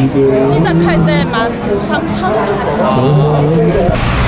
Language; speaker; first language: Korean; non-native, fluent; Cantonese